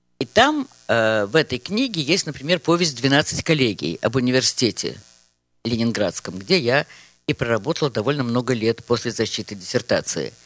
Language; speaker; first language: Russian; native; Russian